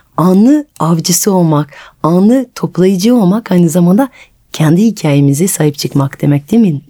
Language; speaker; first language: Turkish; non-native, fluent; French